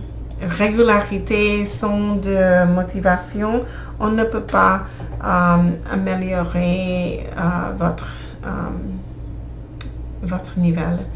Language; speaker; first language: French; non-native, learner; English